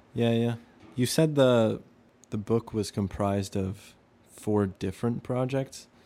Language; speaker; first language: English; early bilingual, other home language; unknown